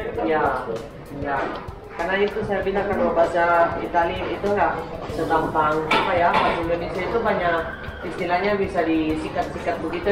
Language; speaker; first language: Indonesian; non-native, fluent; Italian